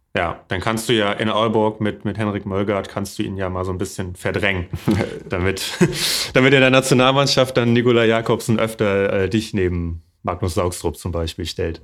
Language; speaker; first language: German; native; German